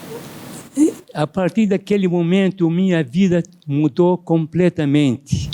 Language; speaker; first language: Portuguese; non-native, fluent; Arabic